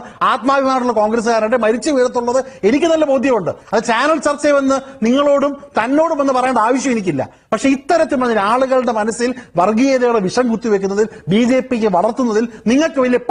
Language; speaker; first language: Malayalam; native; Malayalam